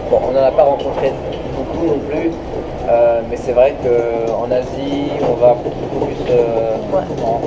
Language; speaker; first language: French; native; French